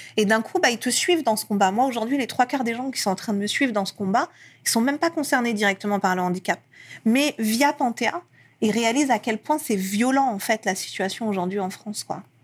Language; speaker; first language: French; early bilingual, other home language; Persian